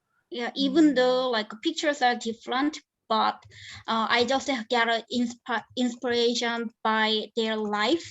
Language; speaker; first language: English; non-native, fluent; Korean